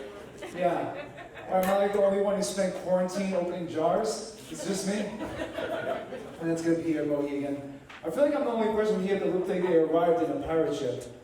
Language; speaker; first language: English; native; English